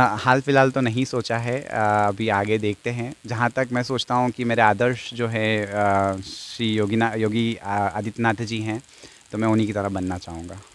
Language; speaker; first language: Hindi; non-native, fluent; English